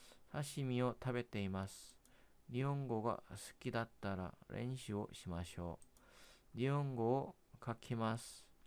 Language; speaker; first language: Japanese; non-native, learner; Korean